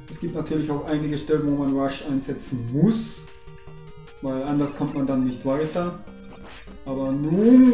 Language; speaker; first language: German; native; German